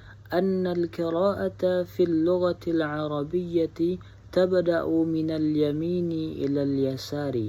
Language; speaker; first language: Arabic; non-native, learner; Indonesian